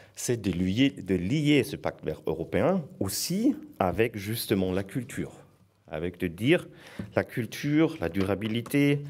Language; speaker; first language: French; non-native, fluent; German